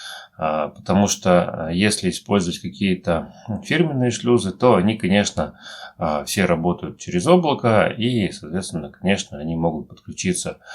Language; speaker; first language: Russian; native; Russian